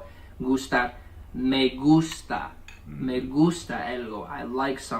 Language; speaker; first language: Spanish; early bilingual, heritage; English